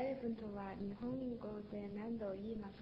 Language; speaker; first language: Japanese; non-native, learner; Chinese